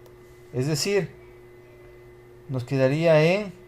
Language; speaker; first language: Spanish; native; Spanish